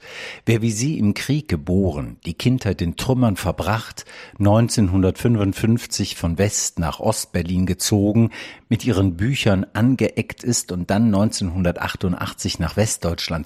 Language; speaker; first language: German; native; German